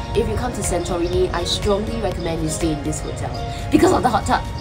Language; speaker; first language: English; non-native, local second language; Chinese